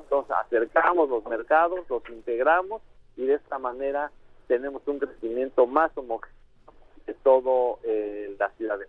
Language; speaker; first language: Spanish; native; Spanish